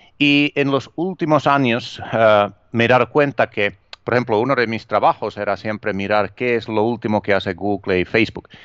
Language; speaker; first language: Spanish; non-native, fluent; Finnish